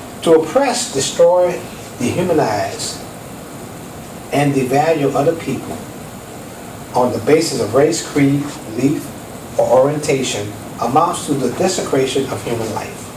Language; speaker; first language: English; native; English